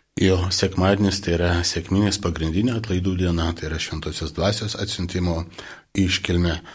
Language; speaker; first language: Lithuanian; non-native, local second language; Polish